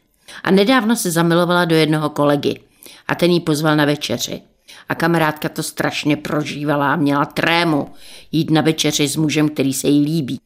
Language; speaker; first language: Czech; native; Czech